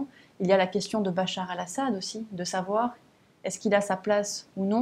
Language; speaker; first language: French; native; French